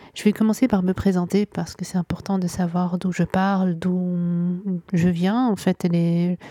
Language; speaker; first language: French; non-native, local second language; Arabic